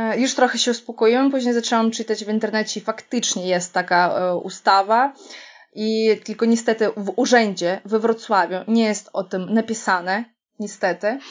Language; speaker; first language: Polish; non-native, fluent; Russian